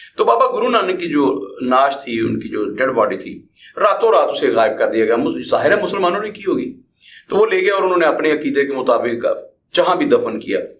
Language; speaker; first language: Urdu; non-native, local second language; Punjabi